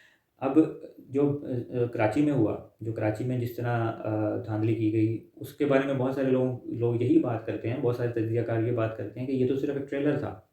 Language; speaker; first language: Urdu; native; Urdu